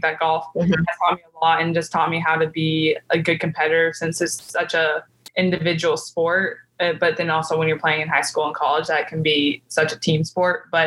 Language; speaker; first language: English; native; English